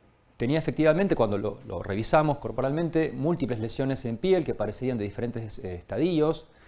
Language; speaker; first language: Spanish; native; Spanish